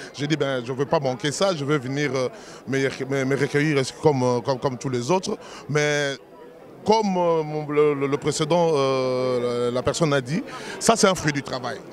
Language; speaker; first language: French; non-native, local second language; Lingala